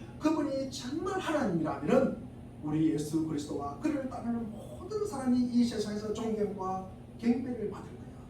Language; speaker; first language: Korean; native; Korean